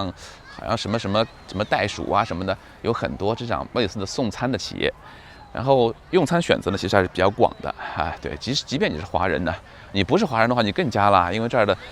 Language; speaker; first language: Chinese; native; Chinese